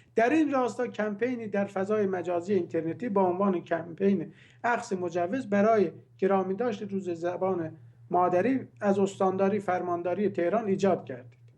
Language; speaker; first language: Persian; non-native, local second language; Azerbaijani